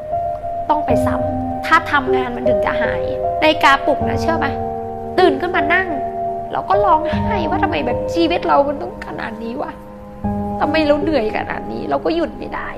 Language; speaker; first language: Thai; native; Thai